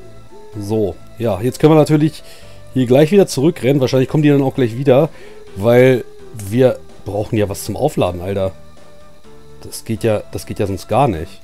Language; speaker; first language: German; native; German